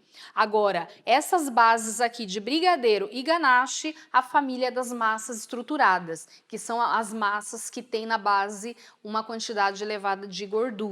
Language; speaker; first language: Portuguese; native; Portuguese